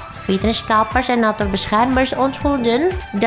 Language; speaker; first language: Dutch; non-native, fluent; Indonesian